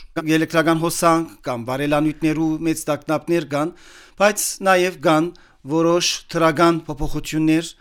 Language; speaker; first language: Armenian; early bilingual, heritage; Armenian